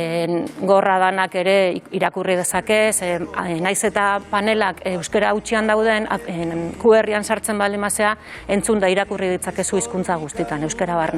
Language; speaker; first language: Basque; native; Basque